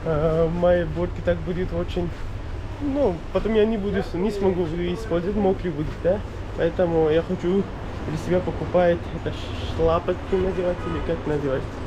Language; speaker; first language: Russian; non-native, learner; Pashto